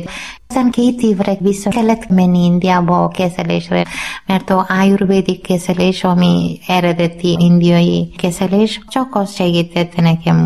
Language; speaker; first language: Hungarian; non-native, learner; Malayalam